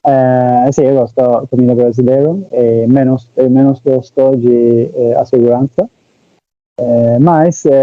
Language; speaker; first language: Portuguese; non-native, learner; Turkish